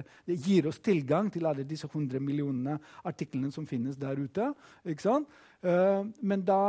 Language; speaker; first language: Norwegian; non-native, fluent; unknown